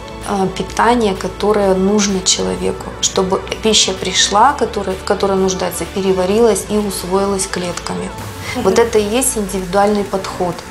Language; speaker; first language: Russian; native; Russian